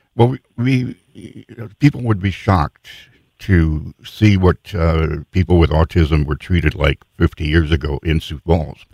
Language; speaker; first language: English; native; English